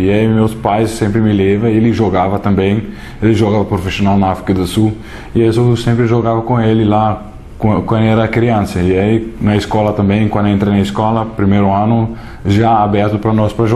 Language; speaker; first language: Portuguese; non-native, learner; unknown